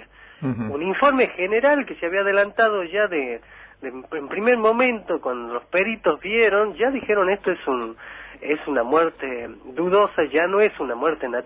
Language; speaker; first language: Spanish; native; Spanish